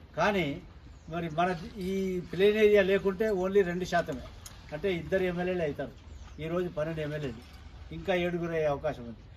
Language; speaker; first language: Telugu; non-native, local second language; Lambadi